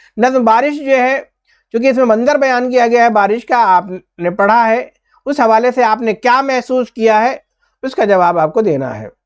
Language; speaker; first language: Urdu; native; Urdu